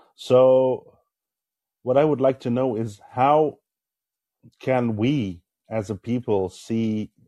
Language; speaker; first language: English; non-native, fluent; Dutch